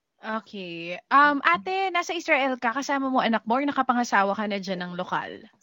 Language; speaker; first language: Filipino; native; Filipino